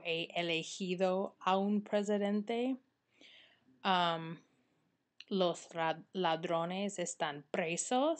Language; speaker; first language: Spanish; non-native, fluent; English